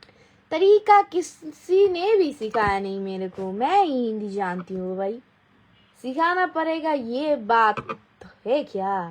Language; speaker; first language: Hindi; non-native, fluent; Bangla